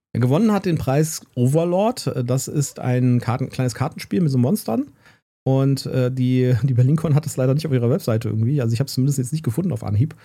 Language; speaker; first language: German; native; German